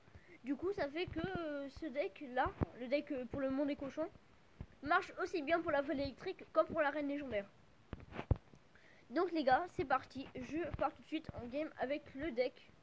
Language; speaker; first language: French; native; French